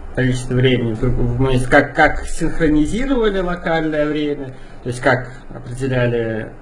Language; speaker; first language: Russian; native; Russian